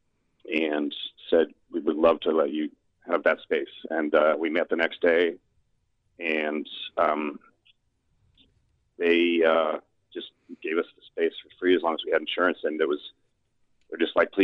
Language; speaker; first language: English; native; English